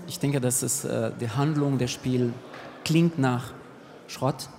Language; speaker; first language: German; non-native, fluent; Portuguese